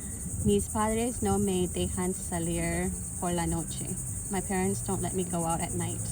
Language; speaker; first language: Spanish; non-native, learner; Lao